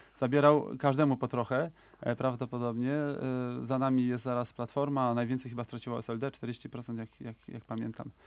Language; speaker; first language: Polish; native; Polish